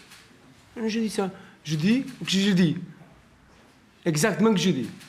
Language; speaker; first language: French; non-native, learner; Portuguese